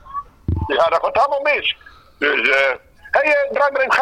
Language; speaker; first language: Dutch; native; Dutch